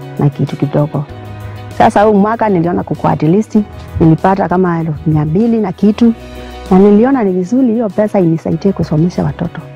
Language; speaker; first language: Swahili; non-native, local second language; Kamba